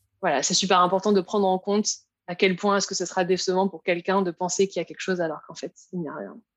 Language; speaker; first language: French; native; French